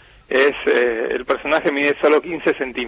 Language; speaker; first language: Spanish; native; Spanish